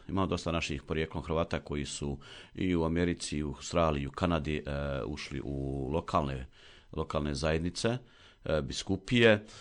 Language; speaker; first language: Croatian; native; Croatian